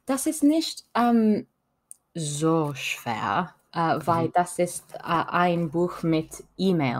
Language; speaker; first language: German; non-native, learner; French